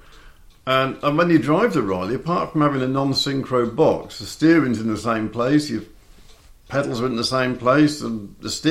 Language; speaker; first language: English; native; English